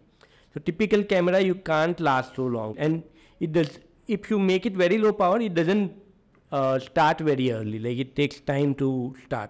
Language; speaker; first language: English; non-native, local second language; Gujarati